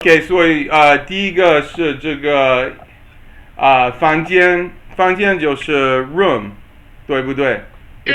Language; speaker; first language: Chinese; non-native, learner; English